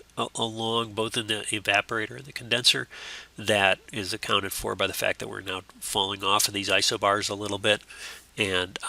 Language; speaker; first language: English; native; English